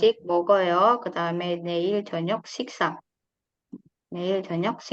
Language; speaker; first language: Korean; non-native, fluent; Indonesian